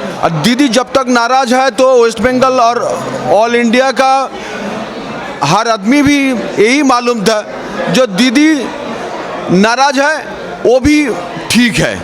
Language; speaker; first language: Hindi; non-native, local second language; Bangla